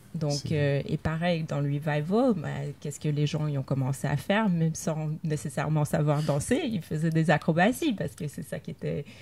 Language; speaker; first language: French; native; French